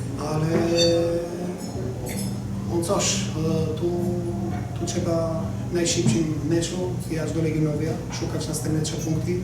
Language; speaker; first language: Polish; non-native, fluent; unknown